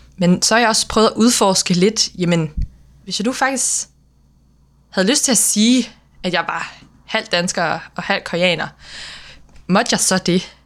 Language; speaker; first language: Danish; native; Danish